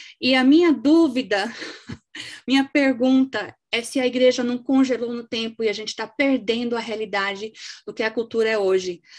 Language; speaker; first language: Portuguese; non-native, local second language; English